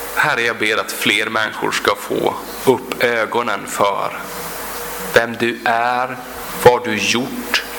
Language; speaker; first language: Swedish; native; Swedish